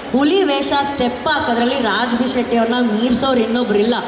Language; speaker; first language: Kannada; non-native, local second language; Tulu